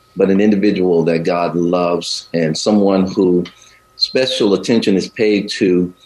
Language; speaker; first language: English; native; English